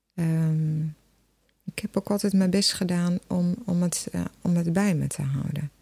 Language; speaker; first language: Dutch; non-native, fluent; Portuguese